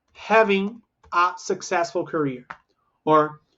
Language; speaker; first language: English; non-native, fluent; Portuguese